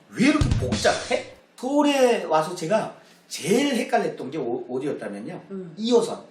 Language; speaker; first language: Korean; native; Korean